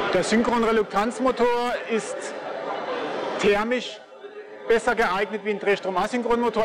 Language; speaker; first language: German; native; German